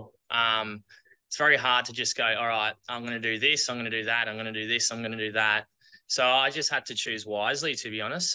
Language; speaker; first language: English; native; English